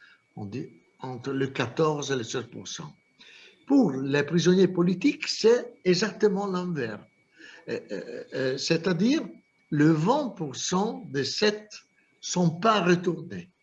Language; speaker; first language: French; non-native, fluent; Italian